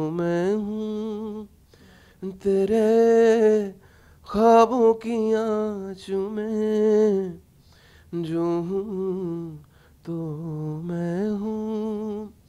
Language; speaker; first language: Hindi; native; Hindi